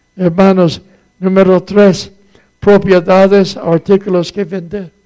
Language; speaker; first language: Spanish; non-native, fluent; English